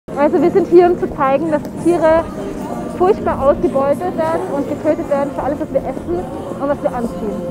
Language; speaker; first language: German; native; German